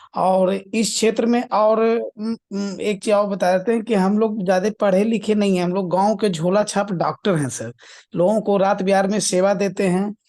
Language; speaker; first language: Hindi; native; Hindi